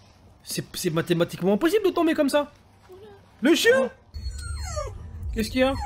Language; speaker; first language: French; native; French